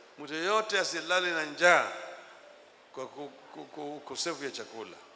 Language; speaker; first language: Swahili; non-native, local second language; Luo (Kenya and Tanzania)